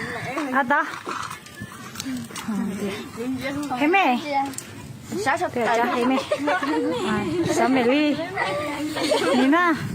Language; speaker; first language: Chinese; non-native, fluent; Hmong